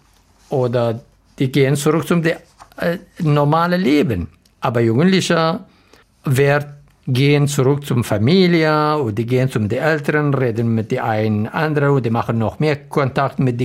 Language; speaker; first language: German; non-native, learner; Arabic